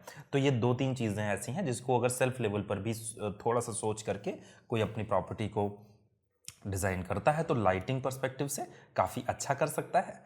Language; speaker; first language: Hindi; native; Hindi